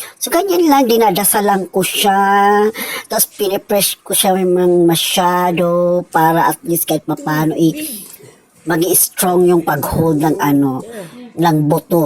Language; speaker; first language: Filipino; non-native, local second language; Cebuano